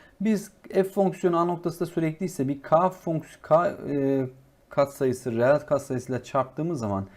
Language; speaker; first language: Turkish; native; Turkish